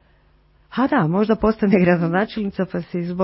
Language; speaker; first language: Croatian; native; Croatian